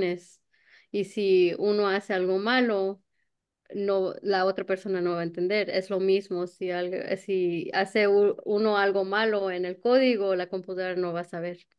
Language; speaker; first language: Spanish; early bilingual, heritage; Spanish